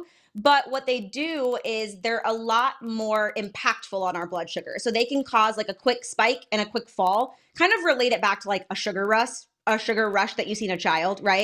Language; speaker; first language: English; native; English